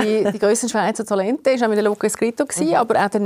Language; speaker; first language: German; native; German